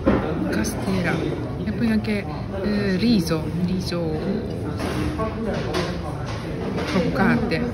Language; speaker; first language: Italian; non-native, learner; Japanese